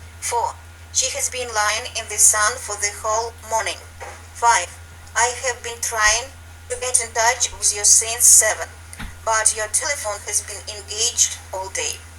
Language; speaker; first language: English; non-native, fluent; Ukrainian